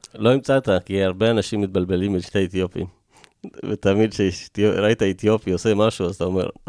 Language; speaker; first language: Hebrew; early bilingual, other home language; Amharic